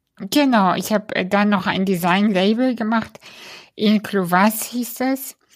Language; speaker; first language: German; early bilingual, other home language; Russian